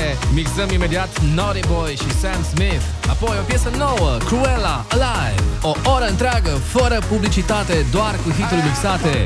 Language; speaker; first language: Romanian; native; Romanian